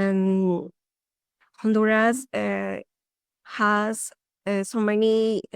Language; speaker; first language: English; non-native, learner; Spanish